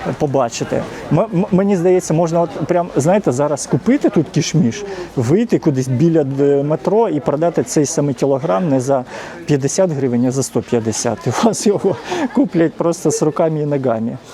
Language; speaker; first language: Ukrainian; non-native, local second language; Russian